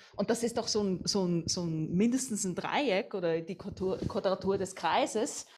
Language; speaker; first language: German; native; German